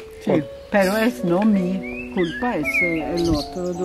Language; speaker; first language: Spanish; non-native, learner; Norwegian